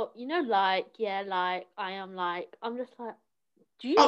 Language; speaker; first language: English; early bilingual, other home language; Cantonese